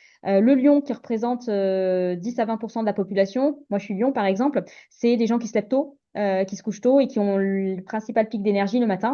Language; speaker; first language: French; native; French